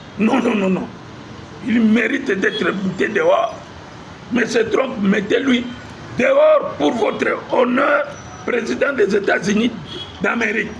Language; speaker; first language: French; non-native, local second language; Lingala